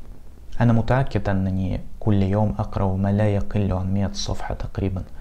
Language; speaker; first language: Arabic; non-native, fluent; Russian